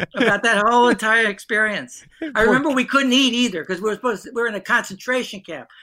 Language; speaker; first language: English; native; English